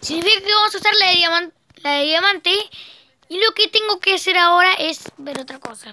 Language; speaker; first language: Spanish; native; Spanish